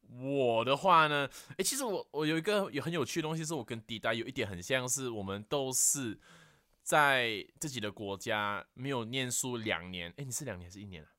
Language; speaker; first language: Chinese; non-native, local second language; Hakka Chinese